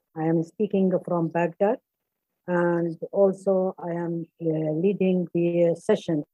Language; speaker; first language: English; non-native, fluent; Arabic